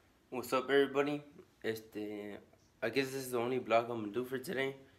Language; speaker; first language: English; early bilingual, other home language; Spanish